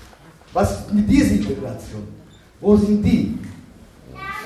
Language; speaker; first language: German; non-native, learner; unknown